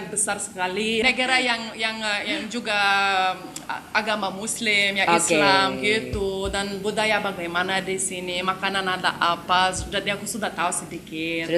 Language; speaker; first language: Indonesian; non-native, learner; Lithuanian